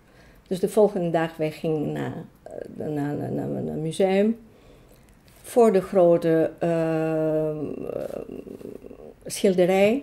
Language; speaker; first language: Dutch; non-native, fluent; Greek